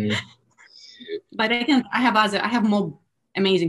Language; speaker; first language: English; non-native, fluent; Russian